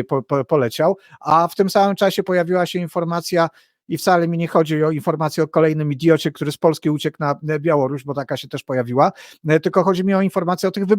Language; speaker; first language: Polish; native; Polish